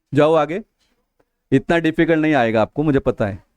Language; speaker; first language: Hindi; non-native, local second language; Marathi